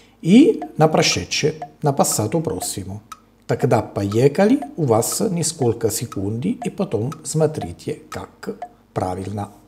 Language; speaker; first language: Russian; non-native, learner; Italian